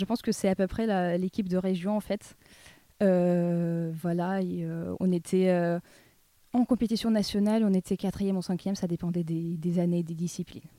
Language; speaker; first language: French; non-native, fluent; Russian